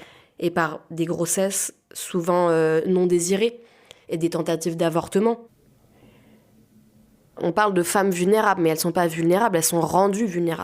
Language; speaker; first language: French; native; French